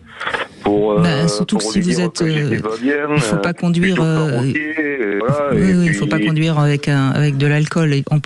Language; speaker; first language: French; native; French